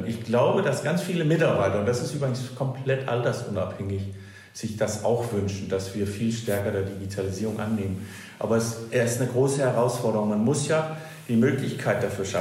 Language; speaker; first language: German; non-native, fluent; Danish